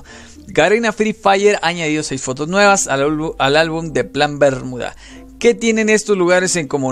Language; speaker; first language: Spanish; native; Spanish